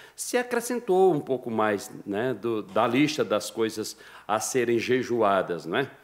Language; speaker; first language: Portuguese; native; Portuguese